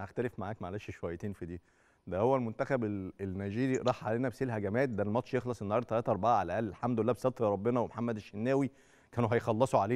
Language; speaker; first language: Arabic; native; Arabic